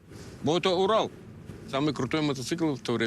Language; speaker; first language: Russian; non-native, fluent; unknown